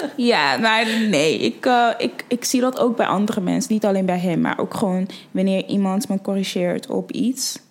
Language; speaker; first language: Dutch; early bilingual, other home language; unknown